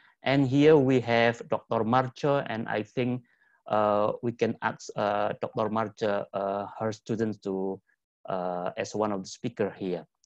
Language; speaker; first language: English; non-native, fluent; Indonesian